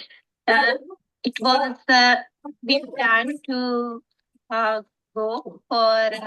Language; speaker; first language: English; non-native, learner; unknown